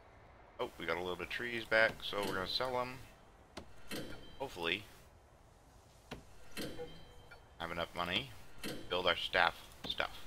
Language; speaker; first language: English; native; English